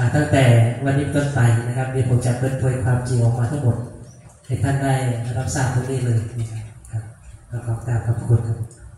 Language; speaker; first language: Thai; non-native, local second language; Lao